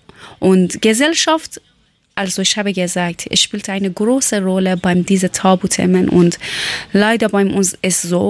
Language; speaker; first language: German; non-native, learner; Persian